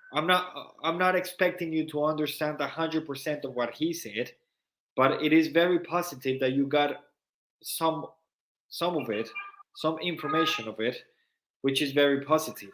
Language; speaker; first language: English; non-native, fluent; Spanish